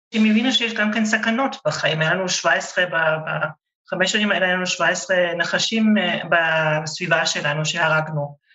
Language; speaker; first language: Hebrew; non-native, fluent; German